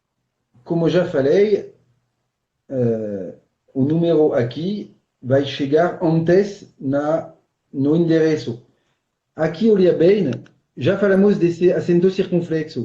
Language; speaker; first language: Portuguese; non-native, fluent; French